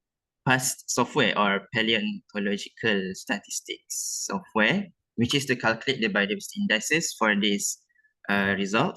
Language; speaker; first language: English; non-native, fluent; Malay